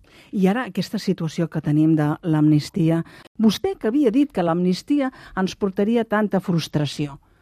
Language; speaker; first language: Catalan; native; Catalan